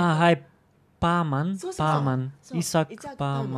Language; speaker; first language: Japanese; non-native, learner; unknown